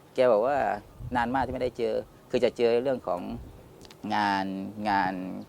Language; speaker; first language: Thai; non-native, local second language; Pattani Malay